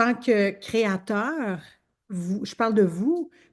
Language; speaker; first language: French; native; French